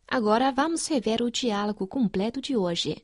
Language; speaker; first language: Portuguese; non-native, fluent; Chinese